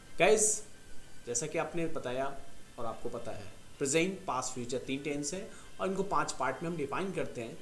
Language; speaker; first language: Hindi; native; Hindi